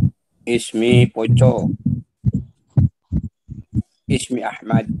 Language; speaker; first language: Arabic; non-native, learner; Indonesian